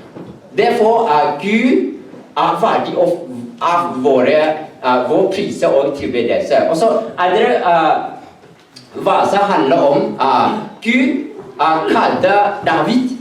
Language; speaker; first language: Norwegian; non-native, learner; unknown